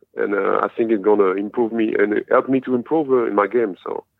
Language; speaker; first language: English; non-native, fluent; French